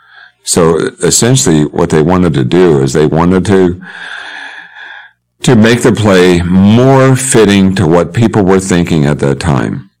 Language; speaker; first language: English; native; English